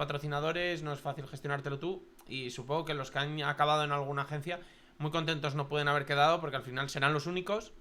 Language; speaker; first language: Spanish; native; Spanish